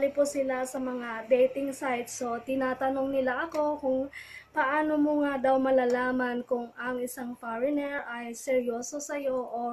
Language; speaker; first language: Filipino; non-native, local second language; Iloko